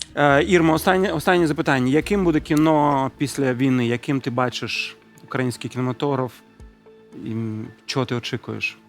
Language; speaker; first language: Ukrainian; non-native, local second language; Russian